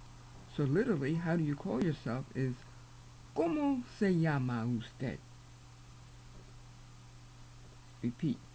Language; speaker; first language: Spanish; non-native, fluent; English